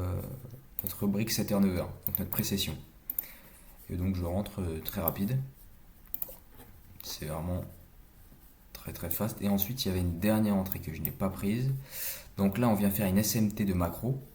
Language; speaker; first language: French; native; French